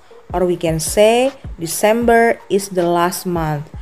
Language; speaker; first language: English; non-native, fluent; Indonesian